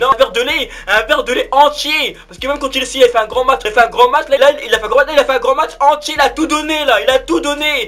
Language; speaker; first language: French; native; French